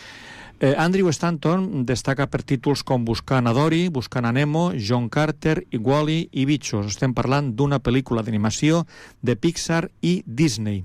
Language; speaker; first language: Catalan; native; Catalan